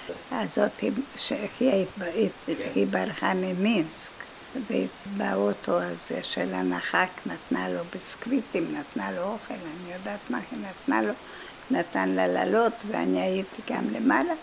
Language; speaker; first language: Hebrew; non-native, fluent; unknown